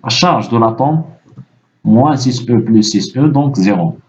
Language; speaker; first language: French; non-native, local second language; Arabic